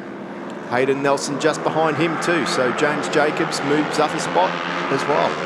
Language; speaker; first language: English; native; English